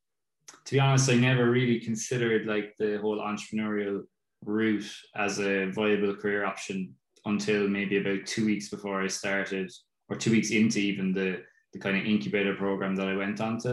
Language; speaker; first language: English; native; English